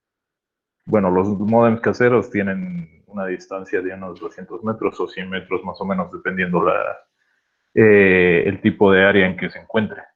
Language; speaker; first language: Spanish; native; Spanish